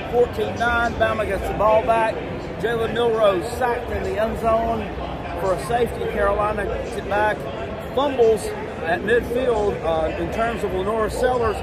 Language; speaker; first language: English; native; English